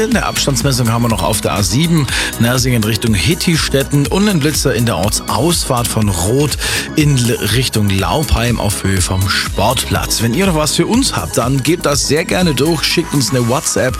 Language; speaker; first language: German; native; German